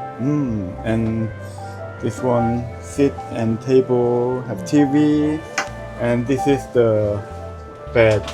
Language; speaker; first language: English; non-native, learner; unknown